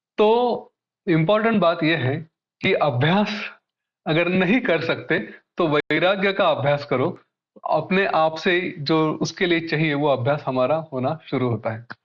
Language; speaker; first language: Hindi; non-native, local second language; Marathi